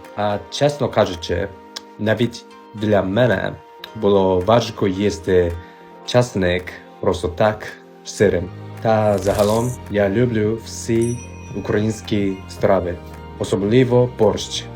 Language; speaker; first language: Ukrainian; non-native, fluent; Japanese